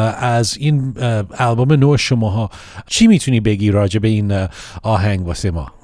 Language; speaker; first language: Persian; early bilingual, heritage; Persian